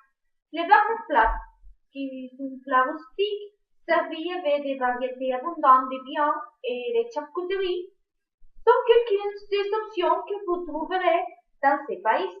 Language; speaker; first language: French; non-native, learner; Spanish